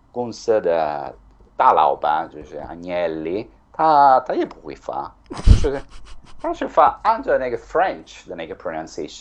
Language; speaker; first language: Chinese; non-native, fluent; Italian